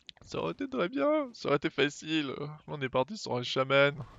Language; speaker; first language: French; native; French